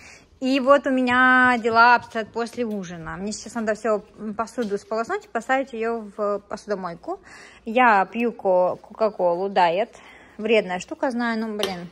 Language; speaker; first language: Russian; native; Russian